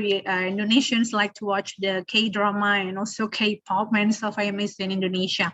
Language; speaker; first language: English; non-native, fluent; Indonesian